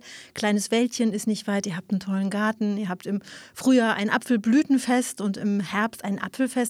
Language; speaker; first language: German; native; German